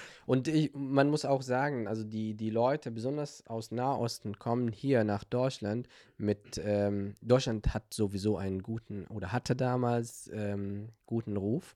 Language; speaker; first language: German; non-native, fluent; Arabic